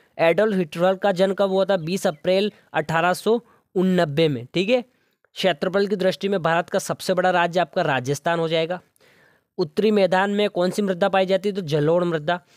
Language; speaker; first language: Hindi; native; Hindi